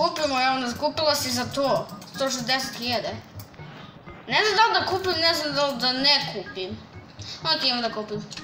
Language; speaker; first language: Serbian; early bilingual, heritage; Serbian